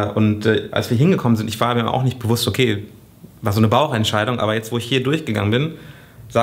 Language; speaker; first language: German; native; German